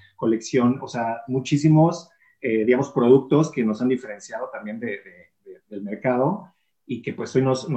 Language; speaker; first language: Spanish; native; Spanish